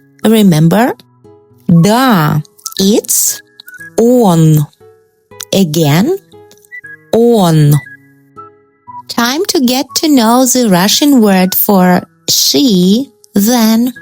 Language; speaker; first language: English; non-native, fluent; Russian